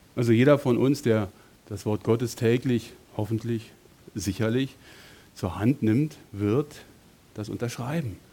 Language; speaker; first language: German; native; German